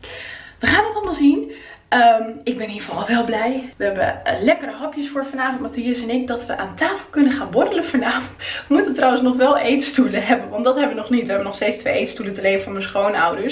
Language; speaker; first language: Dutch; native; Dutch